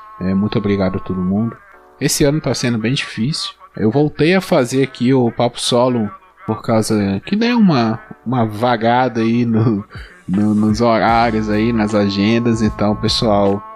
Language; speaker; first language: Portuguese; native; Portuguese